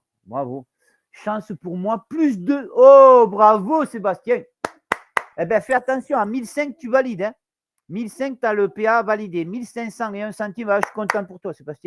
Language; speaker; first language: French; native; French